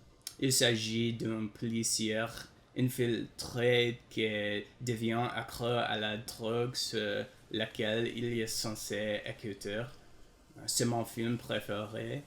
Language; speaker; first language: French; non-native, learner; English